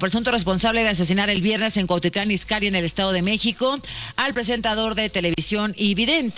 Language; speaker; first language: Spanish; native; Spanish